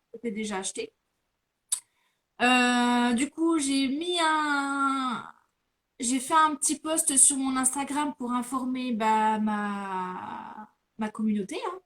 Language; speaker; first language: French; native; French